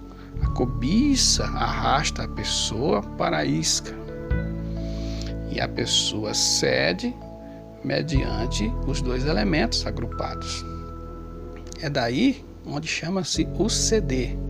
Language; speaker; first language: Portuguese; native; Portuguese